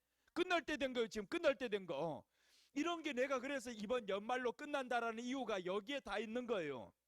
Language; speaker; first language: Korean; native; Korean